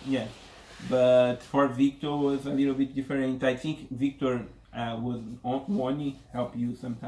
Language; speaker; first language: English; non-native, learner; Portuguese